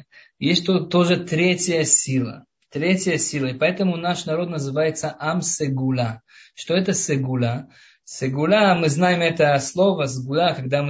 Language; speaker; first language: Russian; early bilingual, heritage; Russian